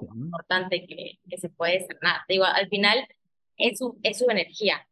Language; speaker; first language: Spanish; early bilingual, heritage; Spanish